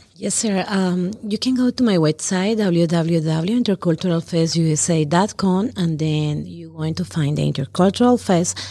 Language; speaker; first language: English; non-native, learner; Spanish